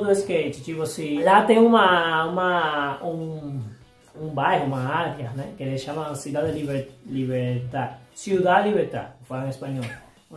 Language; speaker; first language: Portuguese; non-native, fluent; Spanish